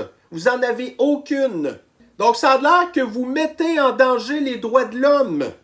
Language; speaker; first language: French; native; French